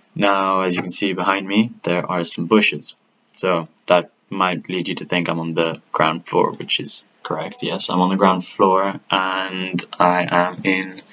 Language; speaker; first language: English; non-native, fluent; Italian